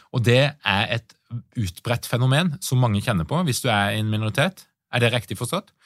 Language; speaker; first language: Norwegian; native; Norwegian